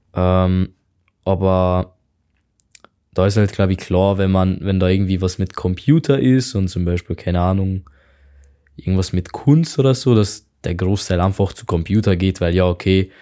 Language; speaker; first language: German; non-native, fluent; Hungarian